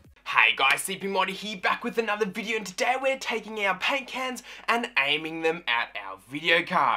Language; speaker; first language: English; native; English